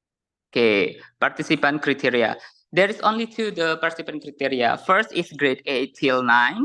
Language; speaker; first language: English; non-native, learner; Indonesian